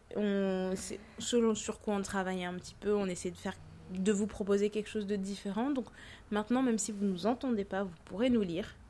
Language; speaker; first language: French; early bilingual, other home language; Lingala